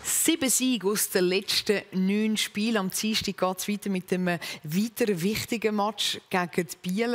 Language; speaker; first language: German; native; German